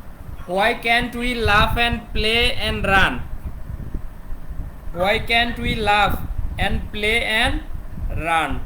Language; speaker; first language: English; non-native, fluent; Bangla